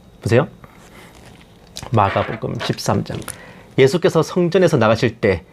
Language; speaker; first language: Korean; native; Korean